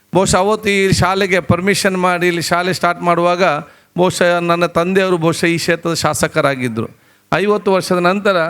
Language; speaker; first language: Kannada; non-native, local second language; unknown